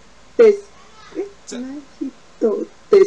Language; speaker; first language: Japanese; non-native, learner; Chinese